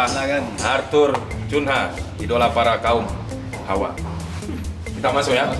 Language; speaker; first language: Indonesian; native; Indonesian